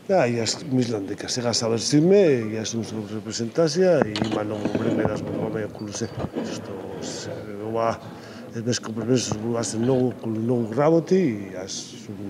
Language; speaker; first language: Macedonian; non-native, learner; Spanish